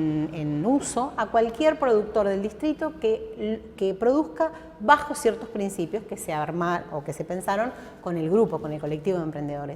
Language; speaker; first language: Spanish; native; Spanish